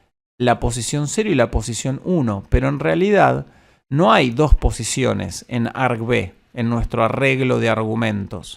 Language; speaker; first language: Spanish; native; Spanish